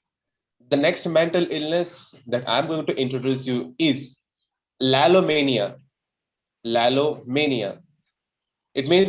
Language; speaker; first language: English; non-native, fluent; Hindi